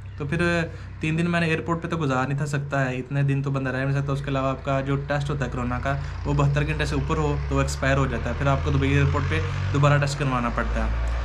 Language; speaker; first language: Urdu; non-native, local second language; Punjabi